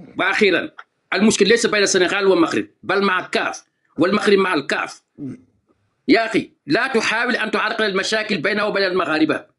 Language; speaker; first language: Arabic; non-native, fluent; Wolof